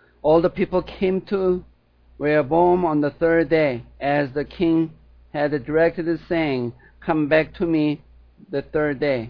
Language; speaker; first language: English; non-native, fluent; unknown